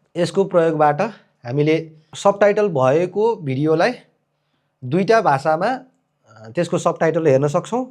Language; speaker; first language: Nepali; native; Nepali